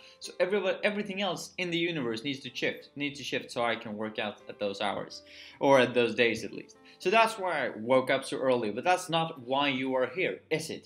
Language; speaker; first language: English; non-native, fluent; Swedish